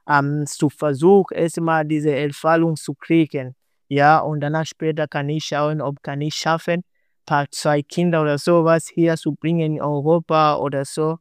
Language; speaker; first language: German; non-native, learner; Swahili